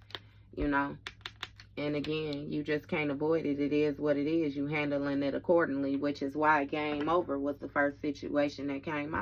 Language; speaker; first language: English; native; English